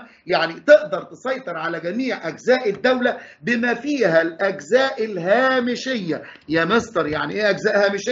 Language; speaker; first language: Arabic; native; Arabic